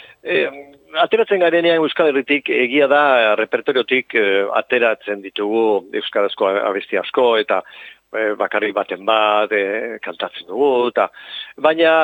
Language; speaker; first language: Basque; non-native, local second language; Spanish